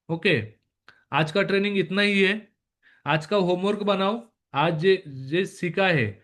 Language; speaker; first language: Hindi; non-native, local second language; Marathi